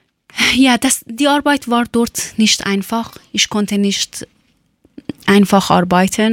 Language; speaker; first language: German; non-native, learner; Persian